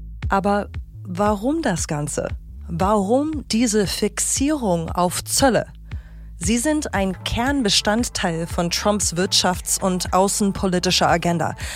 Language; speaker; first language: German; non-native, fluent; English